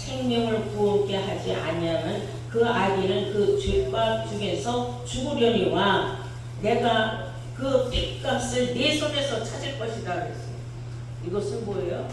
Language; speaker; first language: Korean; native; Korean